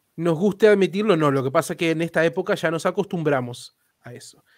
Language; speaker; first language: Spanish; native; Spanish